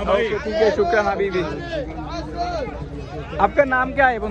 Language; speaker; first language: Hindi; non-native, learner; Bangla